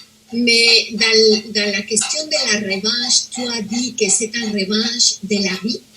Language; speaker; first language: French; non-native, fluent; Spanish